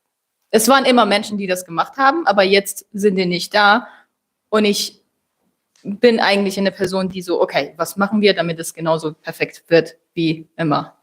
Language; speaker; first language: German; non-native, fluent; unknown